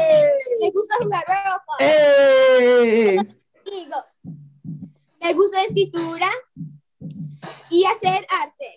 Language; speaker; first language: Spanish; non-native, learner; English